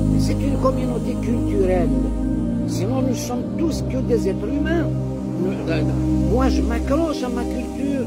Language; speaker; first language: French; non-native, local second language; Kabyle